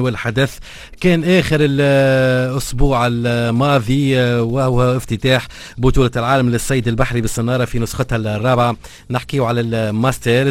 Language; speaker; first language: Arabic; native; Arabic